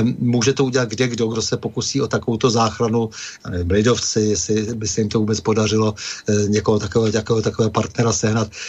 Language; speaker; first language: Czech; native; Czech